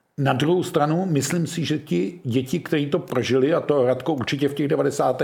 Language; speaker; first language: Czech; native; Czech